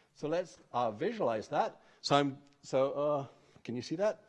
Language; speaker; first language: English; native; English